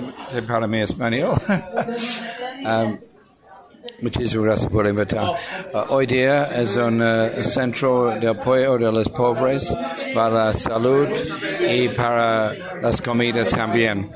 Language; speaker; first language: Spanish; non-native, learner; English